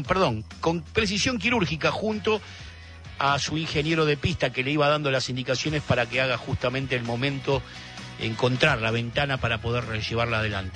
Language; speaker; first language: Spanish; native; Spanish